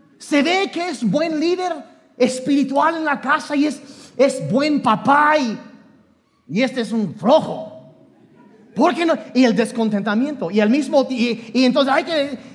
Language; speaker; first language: Spanish; non-native, fluent; English